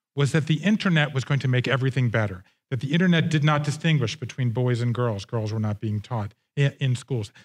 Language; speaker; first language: English; non-native, fluent; Arabic